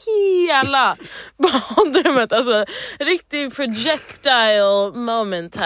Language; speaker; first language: Swedish; early bilingual, heritage; English